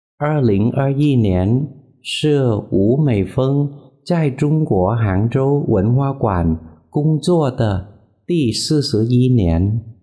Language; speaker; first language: Chinese; non-native, fluent; Vietnamese